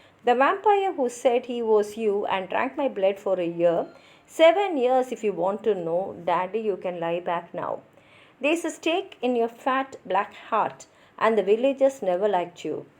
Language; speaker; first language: English; non-native, local second language; Tamil